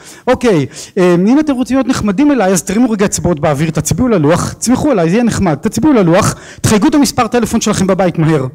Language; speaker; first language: Hebrew; native; Hebrew